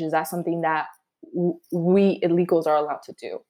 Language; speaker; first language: English; early bilingual, other home language; Spanish